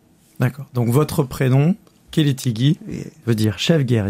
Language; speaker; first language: French; native; French